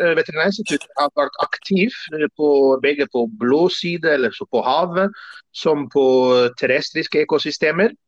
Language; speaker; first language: Norwegian; non-native, fluent; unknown